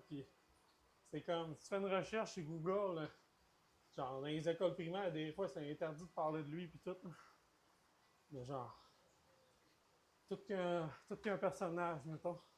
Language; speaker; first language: French; native; French